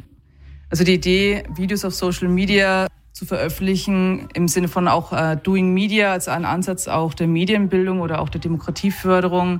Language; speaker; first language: German; native; German